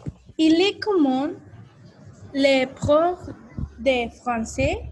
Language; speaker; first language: French; non-native, learner; Spanish